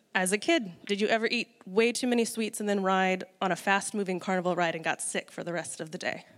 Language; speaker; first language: English; native; English